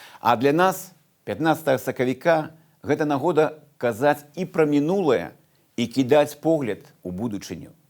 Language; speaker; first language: Belarusian; non-native, local second language; Russian